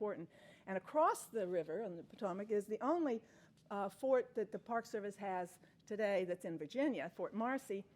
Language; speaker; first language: English; native; English